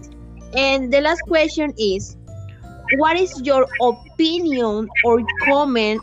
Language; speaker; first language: English; non-native, learner; Spanish